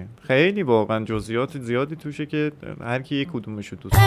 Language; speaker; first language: Persian; native; Persian